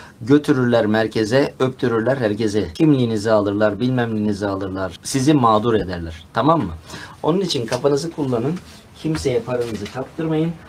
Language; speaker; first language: Turkish; native; Turkish